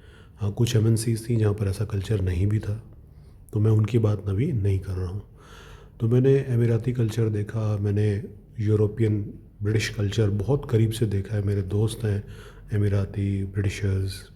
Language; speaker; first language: Hindi; native; Hindi